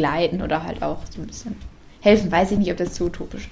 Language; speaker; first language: German; native; German